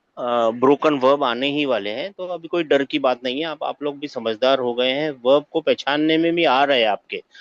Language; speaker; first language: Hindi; native; Hindi